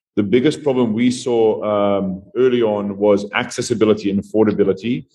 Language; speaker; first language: English; non-native, fluent; Dutch